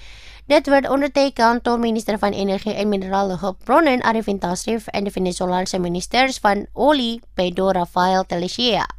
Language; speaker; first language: Dutch; non-native, learner; Indonesian